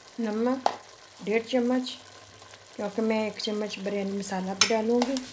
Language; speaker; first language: Urdu; native; Urdu